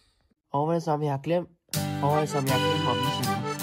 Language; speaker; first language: Danish; non-native, learner; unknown